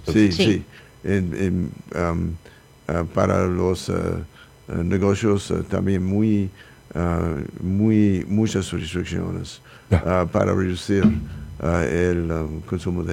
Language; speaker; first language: Spanish; non-native, learner; English